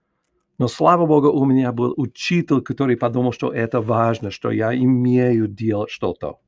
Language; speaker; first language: Russian; non-native, learner; English